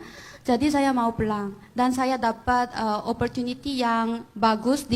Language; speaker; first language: Indonesian; non-native, fluent; Korean